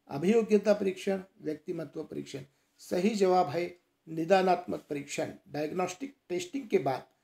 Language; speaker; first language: Hindi; non-native, local second language; Marathi